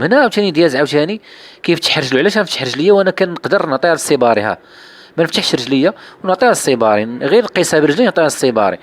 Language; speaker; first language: Arabic; native; Arabic